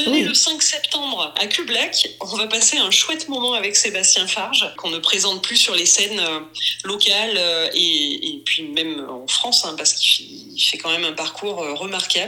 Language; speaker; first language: French; native; French